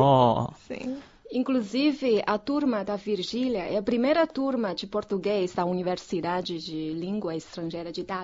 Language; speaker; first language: Portuguese; non-native, fluent; Chinese